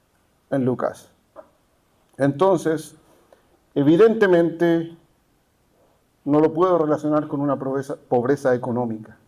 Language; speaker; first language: Spanish; native; Spanish